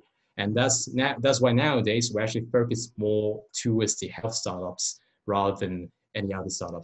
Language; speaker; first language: English; non-native, local second language; Cantonese